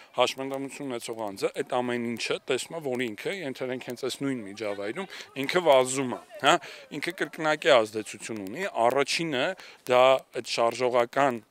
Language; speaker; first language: Armenian; native; Armenian